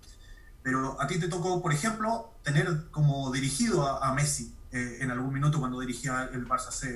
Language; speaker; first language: Spanish; native; Spanish